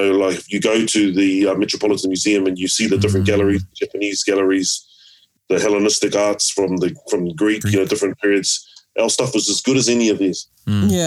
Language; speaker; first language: English; native; English